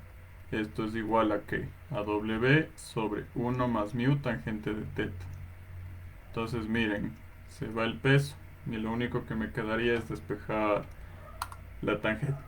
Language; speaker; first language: Spanish; native; Spanish